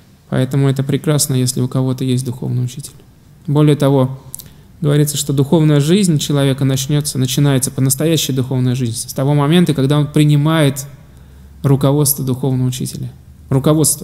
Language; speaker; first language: Russian; non-native, fluent; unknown